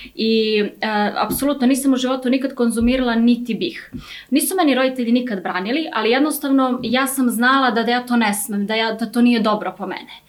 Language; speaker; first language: Serbian; native; Serbian